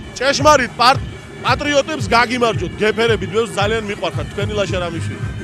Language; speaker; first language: Georgian; native; Georgian